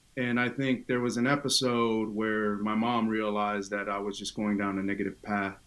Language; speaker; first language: English; early bilingual, other home language; Tongan